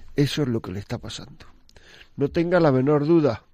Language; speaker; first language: Spanish; native; Spanish